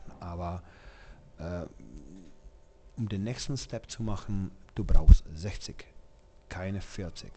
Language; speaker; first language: German; non-native, fluent; Czech